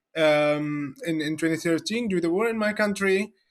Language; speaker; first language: English; non-native, fluent; Arabic